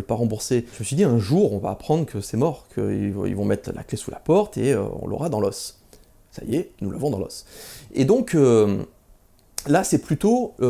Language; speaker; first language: French; native; French